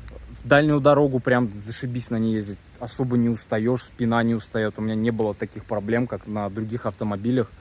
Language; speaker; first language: Russian; native; Russian